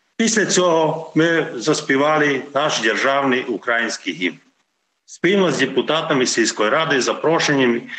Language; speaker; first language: Ukrainian; non-native, local second language; Hungarian